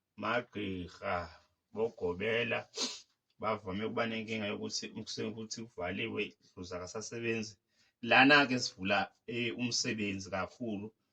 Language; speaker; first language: Zulu; non-native, local second language; Xhosa